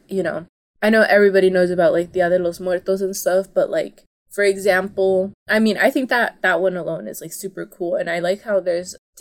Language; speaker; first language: English; early bilingual, other home language; Spanish